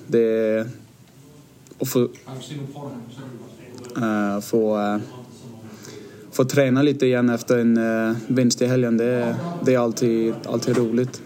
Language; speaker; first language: Swedish; non-native, fluent; Danish